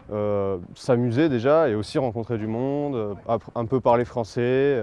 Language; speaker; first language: French; native; French